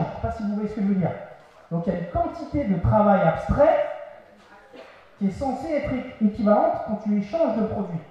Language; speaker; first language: French; native; French